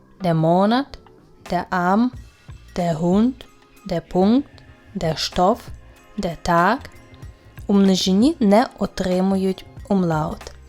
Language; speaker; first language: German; non-native, fluent; Ukrainian